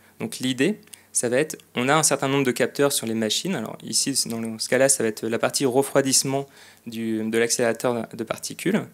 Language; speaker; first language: French; native; French